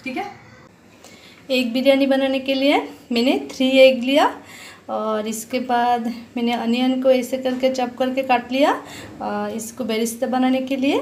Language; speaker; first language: Hindi; non-native, local second language; Bangla